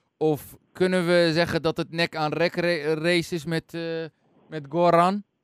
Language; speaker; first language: Dutch; non-native, fluent; Central Kurdish